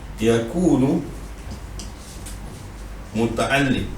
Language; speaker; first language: Arabic; non-native, fluent; Malay